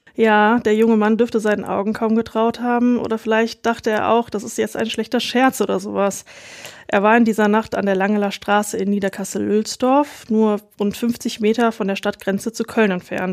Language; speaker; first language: German; native; German